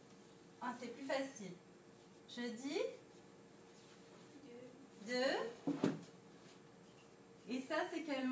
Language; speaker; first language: French; non-native, fluent; Dutch